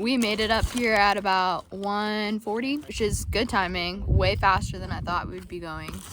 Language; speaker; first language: English; native; English